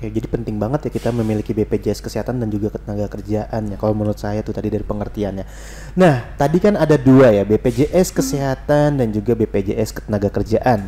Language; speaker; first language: Indonesian; native; Indonesian